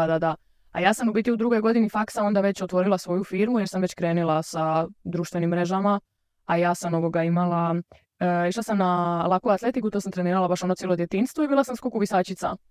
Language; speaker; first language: Bosnian; early bilingual, heritage; Croatian